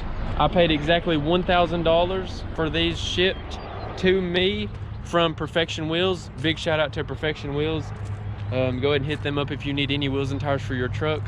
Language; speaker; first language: English; native; English